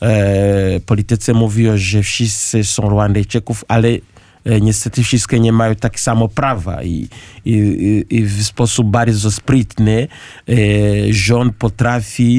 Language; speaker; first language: Polish; non-native, learner; Kinyarwanda